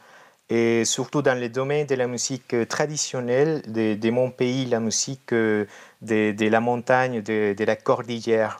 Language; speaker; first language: French; non-native, fluent; Spanish